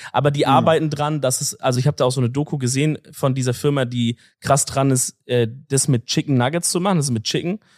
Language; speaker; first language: German; native; German